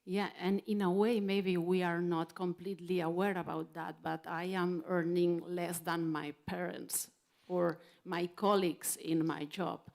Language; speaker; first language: English; non-native, fluent; Catalan